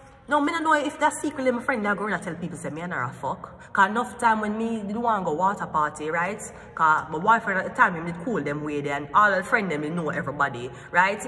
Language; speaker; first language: English; native; English